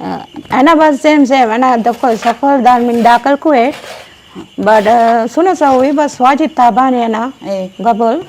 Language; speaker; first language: Arabic; non-native, learner; Sinhala